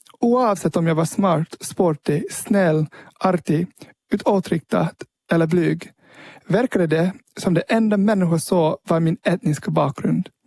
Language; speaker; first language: Swedish; early bilingual, heritage; Swedish